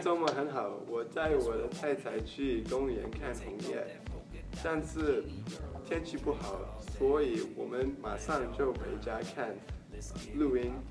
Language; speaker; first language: Chinese; non-native, learner; English